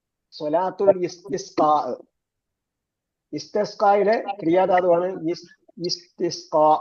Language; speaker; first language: Malayalam; native; Malayalam